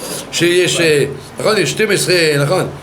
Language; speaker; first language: Hebrew; non-native, fluent; French